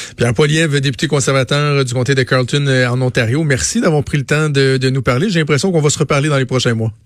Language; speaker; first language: French; native; French